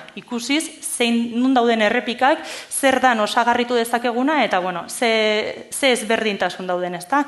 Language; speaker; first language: Basque; native; Basque